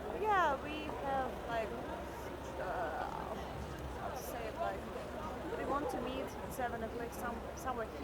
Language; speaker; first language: English; non-native, fluent; Russian